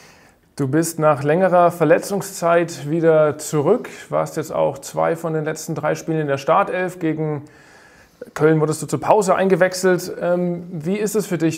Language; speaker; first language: German; native; German